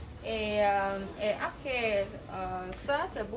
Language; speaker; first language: French; non-native, learner; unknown